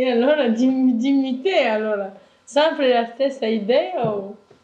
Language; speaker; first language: Italian; non-native, learner; French